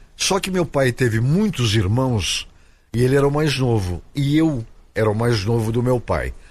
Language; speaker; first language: Portuguese; native; Portuguese